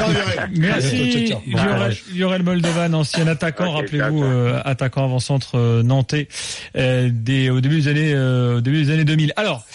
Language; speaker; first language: French; native; French